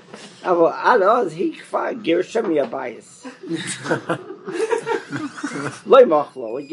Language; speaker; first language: Hebrew; non-native, fluent; English